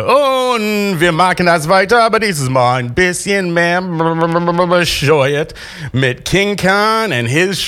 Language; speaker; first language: German; non-native, learner; English